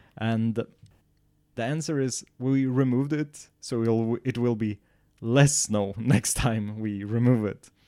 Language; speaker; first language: English; non-native, fluent; Swedish